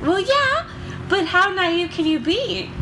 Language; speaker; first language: English; native; English